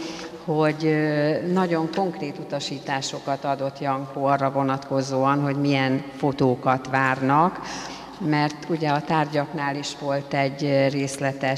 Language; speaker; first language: Hungarian; native; Hungarian